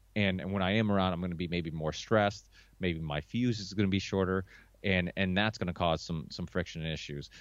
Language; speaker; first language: English; early bilingual, other home language; Portuguese